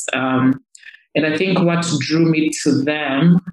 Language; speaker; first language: English; non-native, local second language; Kinyarwanda